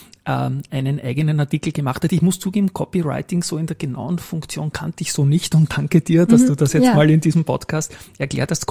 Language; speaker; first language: German; native; German